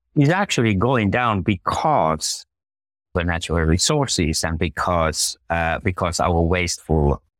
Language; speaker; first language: English; non-native, fluent; Finnish